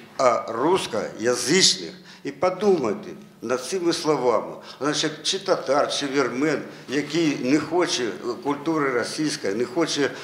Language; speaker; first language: Ukrainian; non-native, local second language; Russian